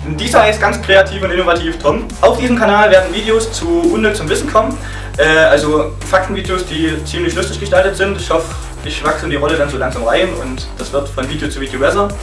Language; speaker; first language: German; native; German